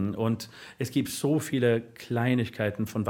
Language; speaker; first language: German; non-native, learner; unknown